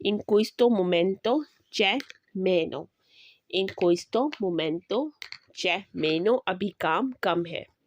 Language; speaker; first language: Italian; non-native, learner; Urdu